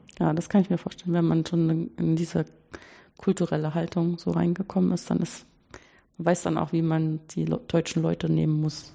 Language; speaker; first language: German; native; German